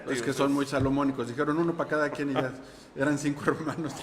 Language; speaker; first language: Spanish; native; Spanish